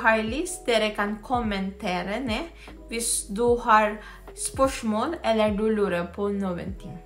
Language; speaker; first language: Norwegian; non-native, fluent; Filipino